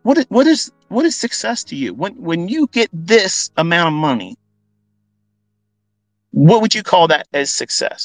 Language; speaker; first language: English; native; English